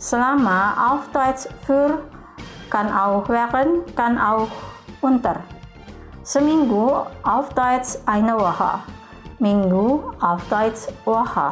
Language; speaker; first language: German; non-native, fluent; Indonesian